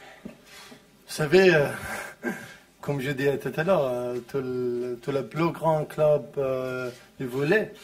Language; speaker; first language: French; non-native, learner; Arabic